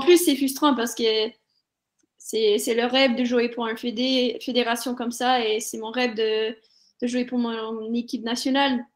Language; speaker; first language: French; non-native, fluent; English